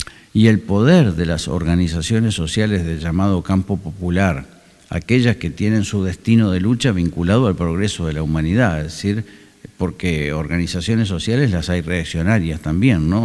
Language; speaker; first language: Spanish; native; Spanish